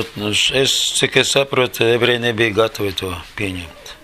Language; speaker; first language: Latvian; non-native, learner; Russian